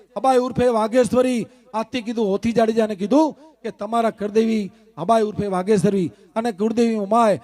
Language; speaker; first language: Gujarati; non-native, local second language; Kachhi